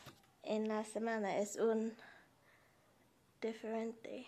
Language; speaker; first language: Spanish; non-native, learner; English